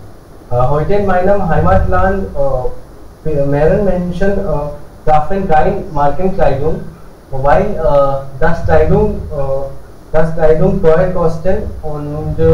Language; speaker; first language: German; non-native, learner; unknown